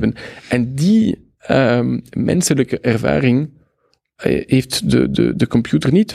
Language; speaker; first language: Dutch; non-native, local second language; French